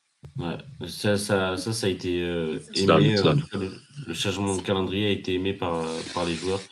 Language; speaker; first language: French; native; French